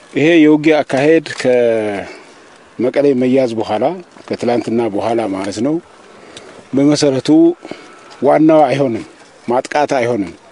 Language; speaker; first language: Amharic; non-native, local second language; Oromo